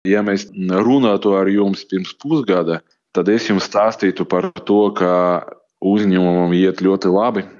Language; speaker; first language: Latvian; native; Latvian